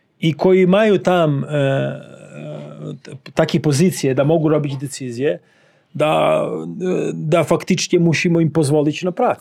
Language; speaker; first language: Polish; non-native, fluent; Serbian